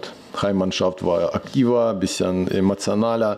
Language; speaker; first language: German; non-native, fluent; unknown